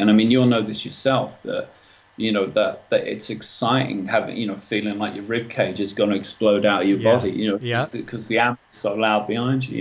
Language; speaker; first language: English; native; English